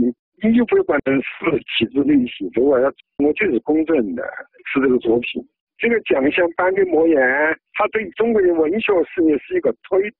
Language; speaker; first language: Chinese; native; Chinese